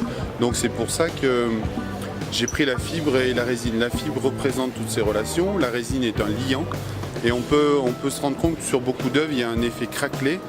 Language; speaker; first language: French; native; French